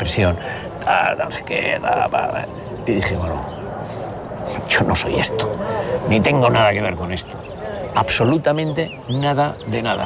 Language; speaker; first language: Spanish; native; Spanish